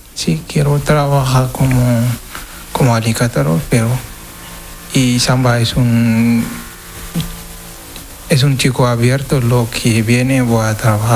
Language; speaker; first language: Spanish; non-native, learner; Wolof